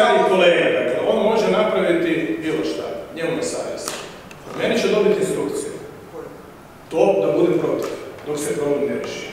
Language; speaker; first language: Croatian; native; Croatian